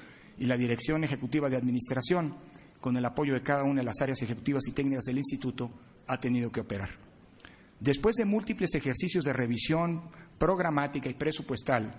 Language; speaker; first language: Spanish; native; Spanish